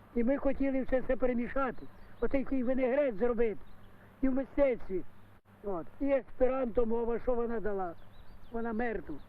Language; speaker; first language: Ukrainian; native; Ukrainian